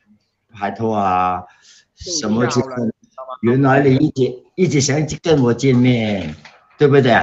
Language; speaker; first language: Chinese; non-native, local second language; Cantonese